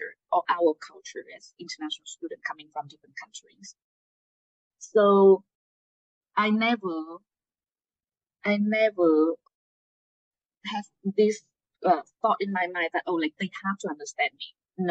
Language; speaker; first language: English; non-native, fluent; Vietnamese